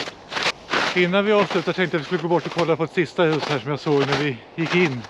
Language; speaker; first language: Swedish; native; Swedish